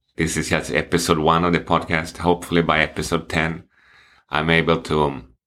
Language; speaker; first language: English; non-native, fluent; Swedish